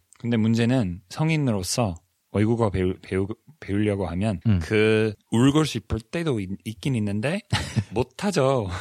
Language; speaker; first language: Korean; non-native, fluent; English